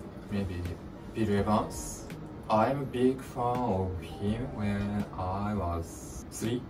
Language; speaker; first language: English; non-native, learner; Japanese